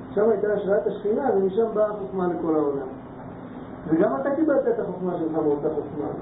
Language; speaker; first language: Hebrew; non-native, fluent; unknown